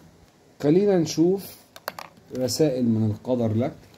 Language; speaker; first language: Arabic; native; Arabic